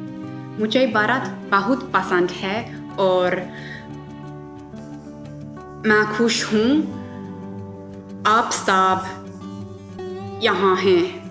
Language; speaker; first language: Hindi; non-native, learner; Finnish